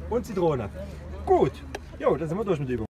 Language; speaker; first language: German; native; German